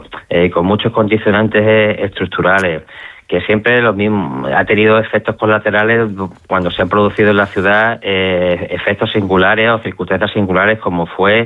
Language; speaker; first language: Spanish; native; Spanish